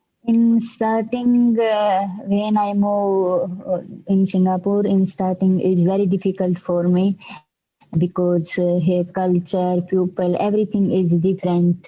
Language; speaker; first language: English; non-native, learner; Hindi